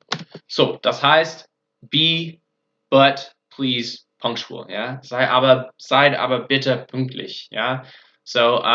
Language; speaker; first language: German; non-native, fluent; English